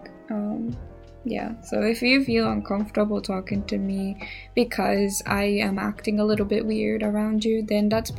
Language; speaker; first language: English; non-native, fluent; Japanese